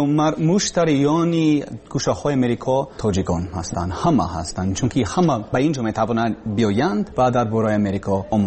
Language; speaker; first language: Persian; non-native, learner; English